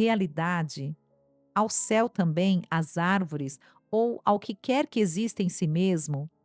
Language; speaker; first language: Portuguese; native; Portuguese